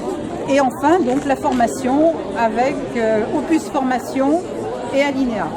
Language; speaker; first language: French; native; French